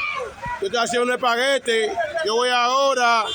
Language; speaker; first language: Spanish; non-native, fluent; Haitian Creole